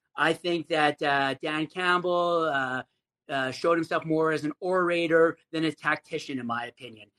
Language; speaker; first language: English; native; English